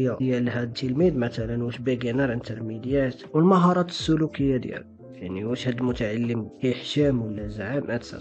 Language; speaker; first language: Arabic; native; Arabic